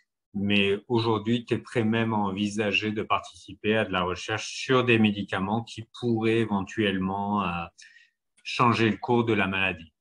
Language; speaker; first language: French; native; French